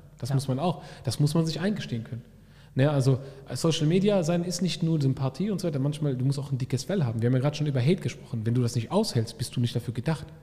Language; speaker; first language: German; early bilingual, other home language; Arabic